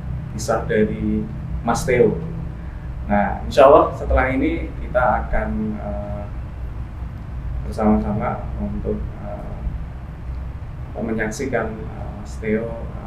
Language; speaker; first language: Indonesian; native; Indonesian